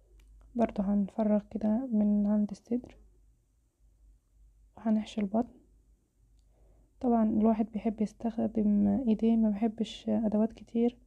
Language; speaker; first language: Arabic; native; Arabic